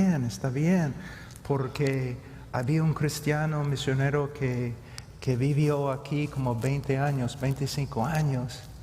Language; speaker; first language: Spanish; non-native, fluent; English